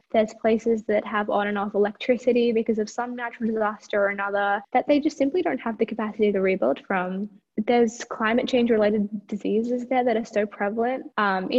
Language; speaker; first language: English; early bilingual, other home language; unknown